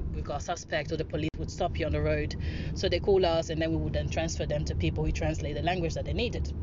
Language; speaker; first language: English; non-native, fluent; Dutch